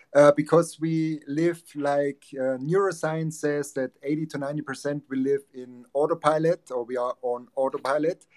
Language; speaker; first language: English; non-native, fluent; German